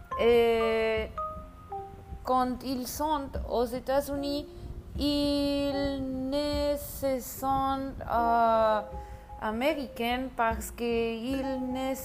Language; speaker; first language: French; non-native, learner; Spanish